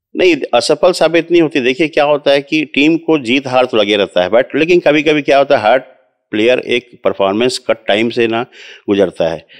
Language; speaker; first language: Hindi; native; Hindi